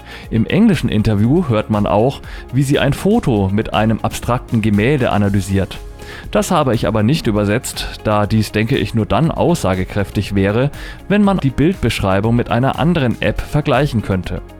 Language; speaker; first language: German; native; German